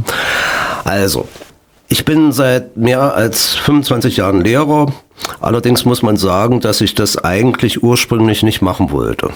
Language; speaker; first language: German; native; German